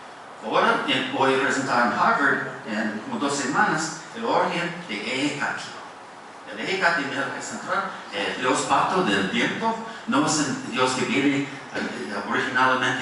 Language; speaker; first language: Spanish; non-native, fluent; English